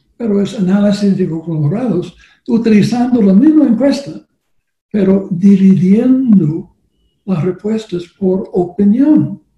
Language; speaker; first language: Spanish; non-native, learner; English